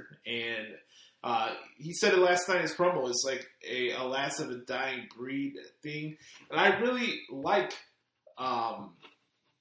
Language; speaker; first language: English; native; English